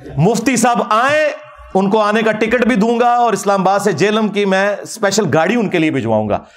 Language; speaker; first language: Urdu; non-native, local second language; Punjabi